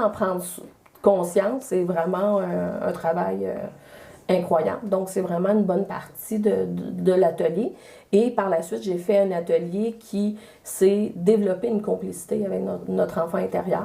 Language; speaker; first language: French; native; French